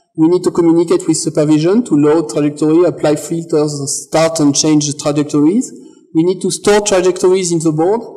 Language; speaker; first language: English; non-native, fluent; French